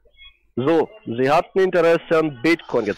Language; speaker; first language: German; non-native, fluent; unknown